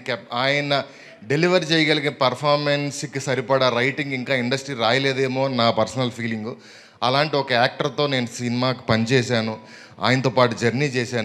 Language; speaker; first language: Telugu; native; Telugu